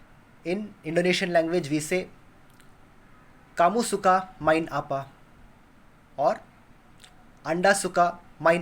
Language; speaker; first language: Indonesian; non-native, learner; Kannada